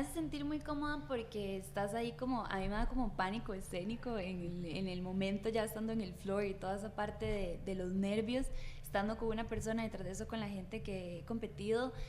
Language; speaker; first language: Spanish; native; Spanish